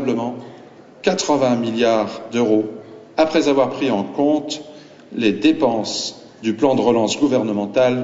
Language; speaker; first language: French; native; French